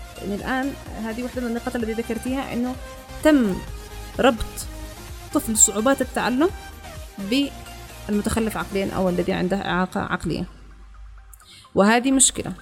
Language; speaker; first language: Arabic; native; Arabic